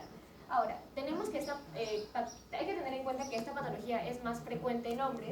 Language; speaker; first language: Spanish; native; Spanish